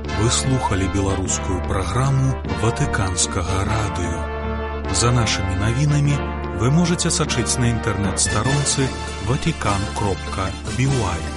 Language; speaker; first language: Belarusian; native; Belarusian